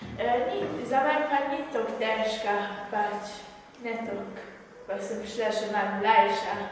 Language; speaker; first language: Slovenian; early bilingual, other home language; Albanian